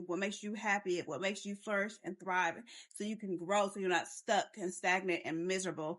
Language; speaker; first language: English; native; English